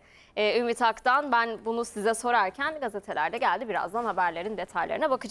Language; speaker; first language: Turkish; native; Turkish